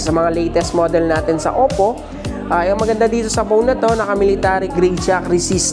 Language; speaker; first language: Filipino; native; Filipino